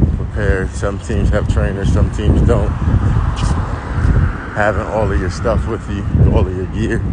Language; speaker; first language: English; native; English